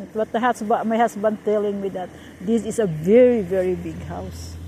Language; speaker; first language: English; non-native, local second language; Cebuano